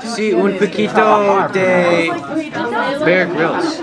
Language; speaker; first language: Spanish; non-native, learner; English